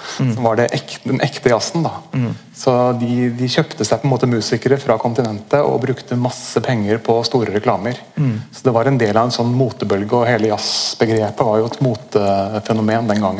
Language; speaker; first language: Norwegian; native; Norwegian